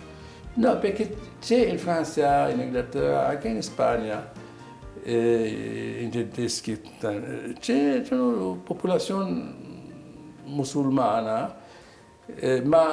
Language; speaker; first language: Italian; non-native, learner; Arabic